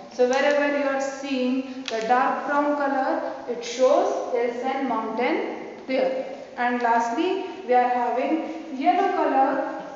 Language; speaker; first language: English; non-native, local second language; Hindi